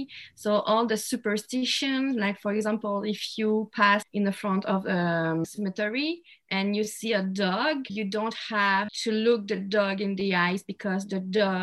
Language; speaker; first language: English; non-native, fluent; French